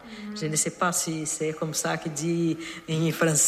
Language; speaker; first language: French; non-native, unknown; Portuguese